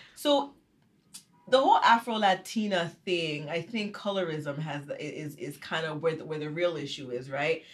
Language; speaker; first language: English; early bilingual, other home language; Haitian Creole